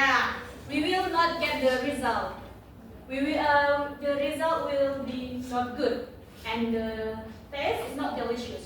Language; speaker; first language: English; non-native, learner; Indonesian